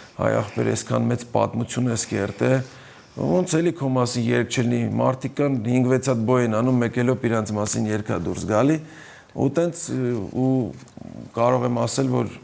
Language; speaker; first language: Armenian; early bilingual, heritage; Armenian